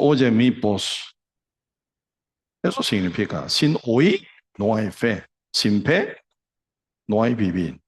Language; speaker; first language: Spanish; non-native, fluent; Korean